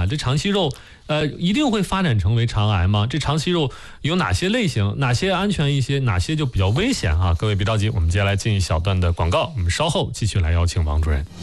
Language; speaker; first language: Chinese; native; Chinese